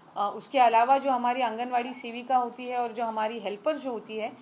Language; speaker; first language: Hindi; non-native, local second language; Marathi